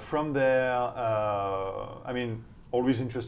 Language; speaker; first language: English; non-native, fluent; French